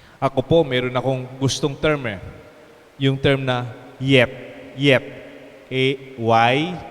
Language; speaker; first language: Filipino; non-native, local second language; Pampanga